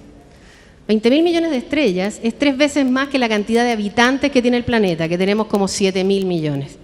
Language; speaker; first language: Spanish; native; Spanish